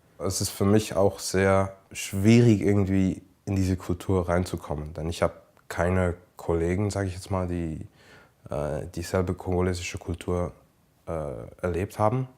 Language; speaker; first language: German; native; German